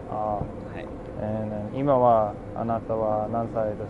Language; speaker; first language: Japanese; non-native, learner; English